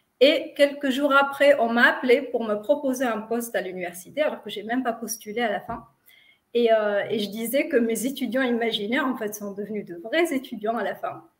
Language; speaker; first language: French; non-native, local second language; Arabic